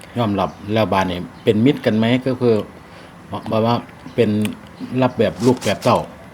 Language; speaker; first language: Thai; native; Thai